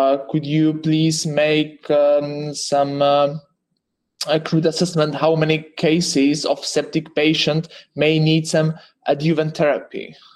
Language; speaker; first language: English; non-native, fluent; Czech